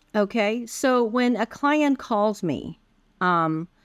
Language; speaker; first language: English; early bilingual, other home language; Min Nan Chinese